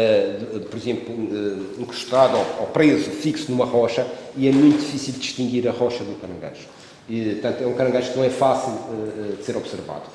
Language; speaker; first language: Portuguese; native; Portuguese